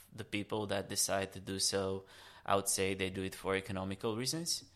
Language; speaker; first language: English; early bilingual, other home language; Romanian